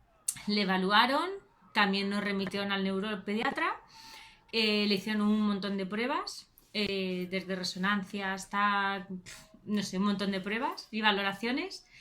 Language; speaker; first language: Spanish; native; Spanish